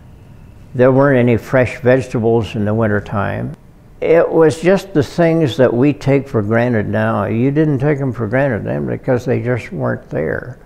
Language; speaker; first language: English; native; English